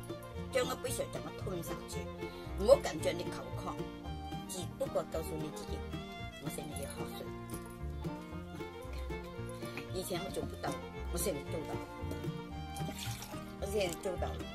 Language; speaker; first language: Chinese; non-native, local second language; Cantonese